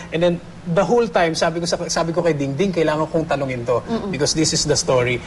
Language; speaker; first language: Filipino; native; Filipino